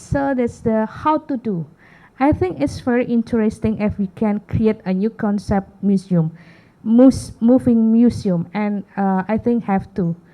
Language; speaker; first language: English; non-native, learner; Indonesian